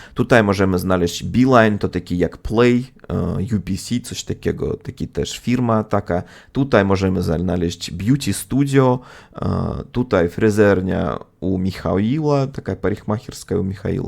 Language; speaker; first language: Polish; non-native, fluent; Russian